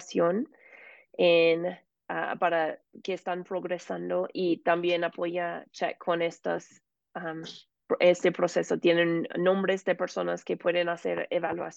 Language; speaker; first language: Spanish; non-native, fluent; English